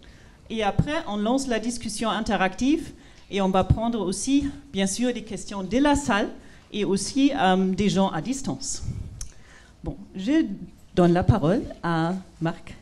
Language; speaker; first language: French; non-native, fluent; German